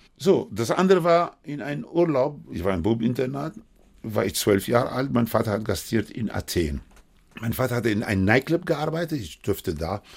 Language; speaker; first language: German; non-native, fluent; Spanish